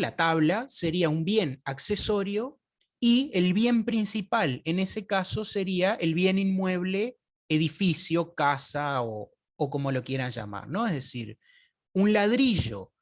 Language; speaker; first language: Spanish; native; Spanish